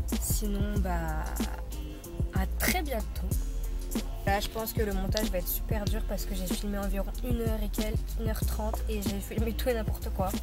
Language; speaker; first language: French; native; French